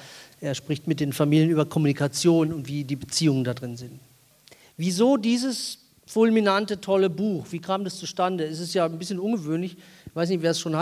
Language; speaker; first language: German; native; German